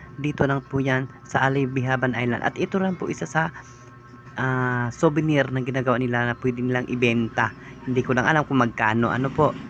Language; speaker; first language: Filipino; non-native, local second language; Masbatenyo